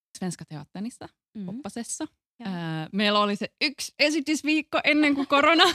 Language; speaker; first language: Finnish; non-native, local second language; Swedish